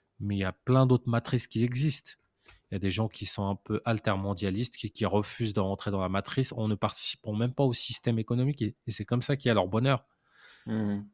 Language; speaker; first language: French; non-native, local second language; Arabic